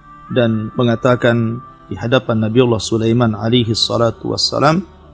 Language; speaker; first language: Indonesian; native; Indonesian